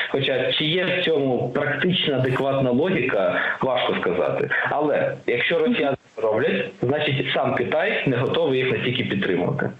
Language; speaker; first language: Ukrainian; native; Ukrainian